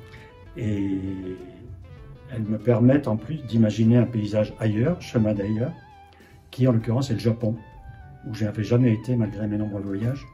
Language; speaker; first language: French; native; French